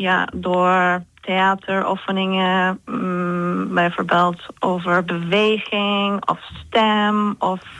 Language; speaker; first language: Dutch; non-native, fluent; Turkish